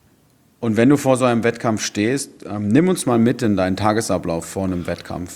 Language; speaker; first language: German; native; German